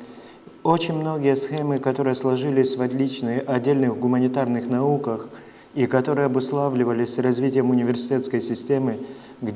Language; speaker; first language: Russian; non-native, fluent; Lithuanian